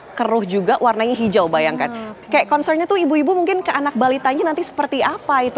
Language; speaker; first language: Indonesian; native; Indonesian